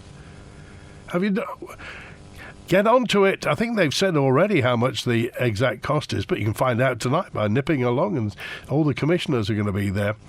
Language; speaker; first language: English; native; English